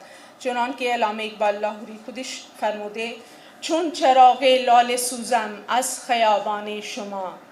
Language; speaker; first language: Persian; non-native, fluent; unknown